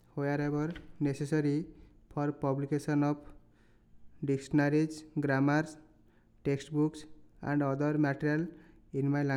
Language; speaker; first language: English; non-native, local second language; Odia